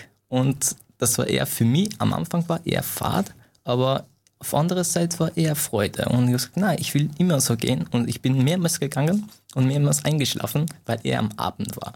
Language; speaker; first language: German; non-native, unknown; Persian